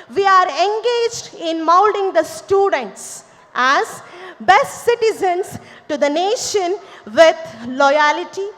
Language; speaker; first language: English; non-native, local second language; Kannada